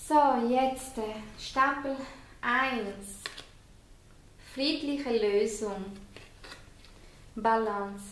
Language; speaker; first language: German; non-native, fluent; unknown